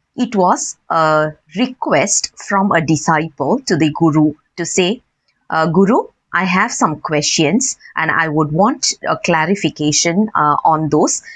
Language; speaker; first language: English; non-native, local second language; Tamil